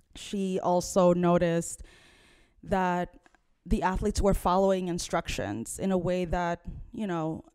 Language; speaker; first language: English; early bilingual, other home language; Spanish